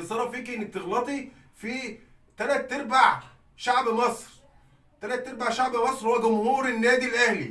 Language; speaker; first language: Arabic; native; Arabic